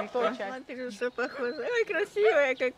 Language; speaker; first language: Russian; native; Russian